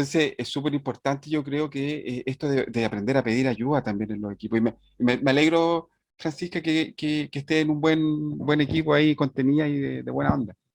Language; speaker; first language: Spanish; native; Spanish